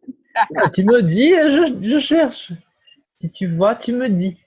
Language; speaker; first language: French; non-native, fluent; Portuguese